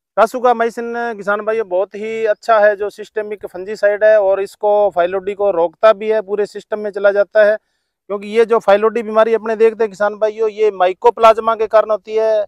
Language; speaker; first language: Hindi; native; Hindi